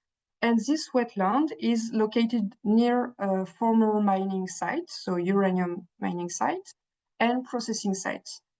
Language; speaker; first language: English; non-native, fluent; French